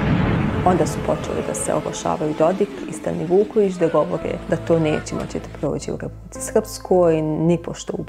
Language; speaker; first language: Bosnian; native; Bosnian